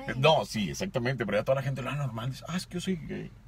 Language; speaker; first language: Spanish; native; Spanish